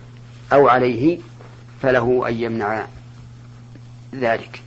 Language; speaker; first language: Arabic; native; Arabic